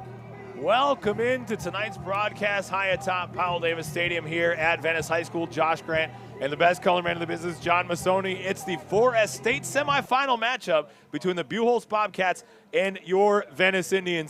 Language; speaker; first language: English; native; English